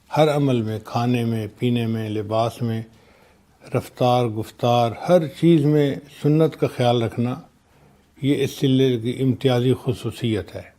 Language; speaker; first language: Urdu; non-native, local second language; Punjabi